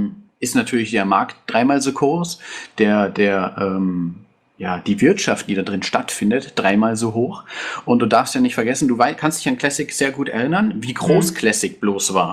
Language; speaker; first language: German; native; German